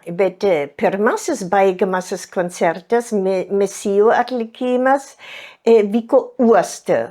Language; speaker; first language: Lithuanian; non-native, fluent; German